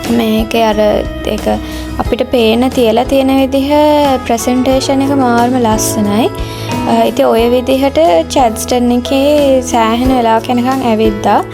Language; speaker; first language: Sinhala; native; Sinhala